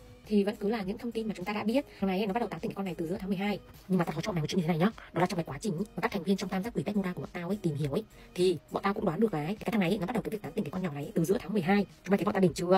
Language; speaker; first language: Vietnamese; native; Vietnamese